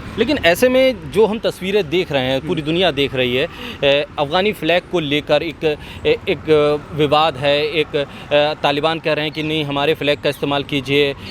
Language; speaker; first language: Hindi; native; Hindi